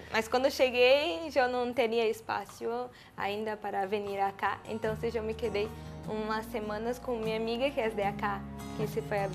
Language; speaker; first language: Spanish; non-native, learner; Portuguese